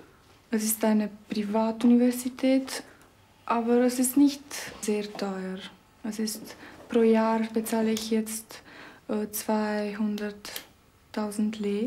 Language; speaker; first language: German; non-native, local second language; Romanian